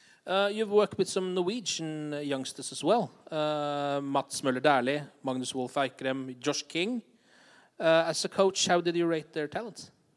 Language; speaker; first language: English; non-native, fluent; Norwegian